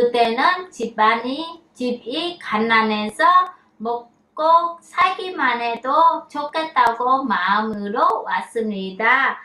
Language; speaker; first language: Korean; non-native, learner; Vietnamese